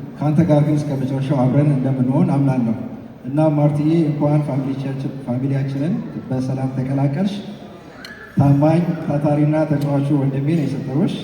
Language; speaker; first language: Amharic; early bilingual, heritage; Amharic